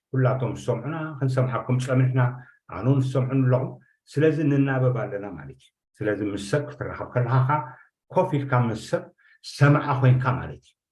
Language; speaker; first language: Tigrinya; native; Tigrinya